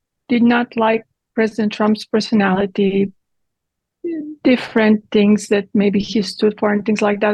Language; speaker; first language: English; non-native, fluent; Croatian